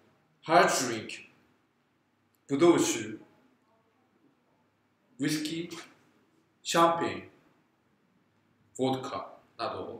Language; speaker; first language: Japanese; non-native, fluent; Korean